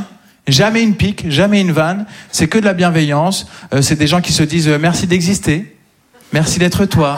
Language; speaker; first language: French; native; French